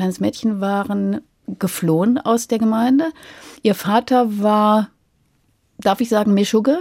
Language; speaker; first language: German; native; German